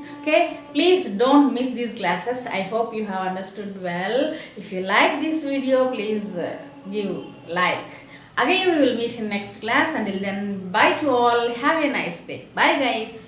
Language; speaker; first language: English; non-native, local second language; Telugu